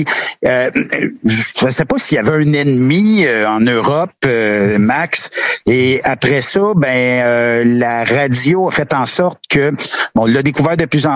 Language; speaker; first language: French; native; French